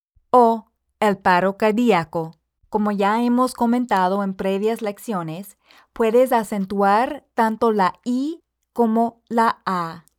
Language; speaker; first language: Spanish; non-native, fluent; English